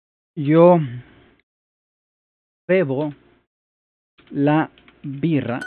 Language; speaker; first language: Italian; non-native, learner; Spanish